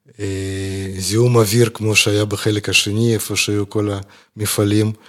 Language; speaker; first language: Hebrew; non-native, fluent; Russian